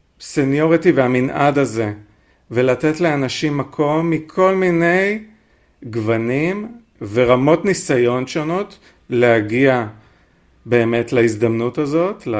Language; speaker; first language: Hebrew; native; Hebrew